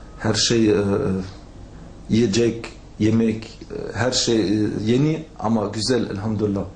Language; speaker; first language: Turkish; non-native, learner; German